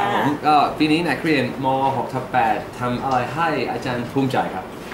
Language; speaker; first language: Thai; native; Thai